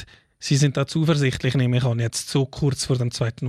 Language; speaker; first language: German; native; German